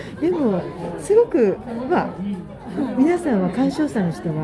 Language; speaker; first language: Japanese; native; Japanese